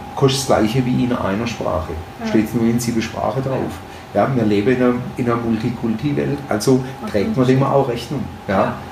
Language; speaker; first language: German; native; German